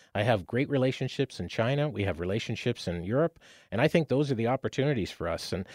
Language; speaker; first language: English; native; English